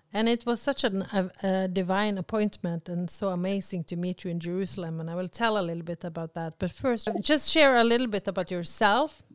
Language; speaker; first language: English; non-native, fluent; Norwegian